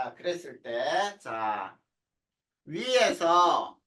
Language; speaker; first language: Korean; native; Korean